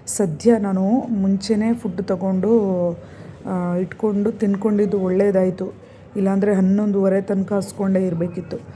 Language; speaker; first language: Kannada; non-native, local second language; Lambadi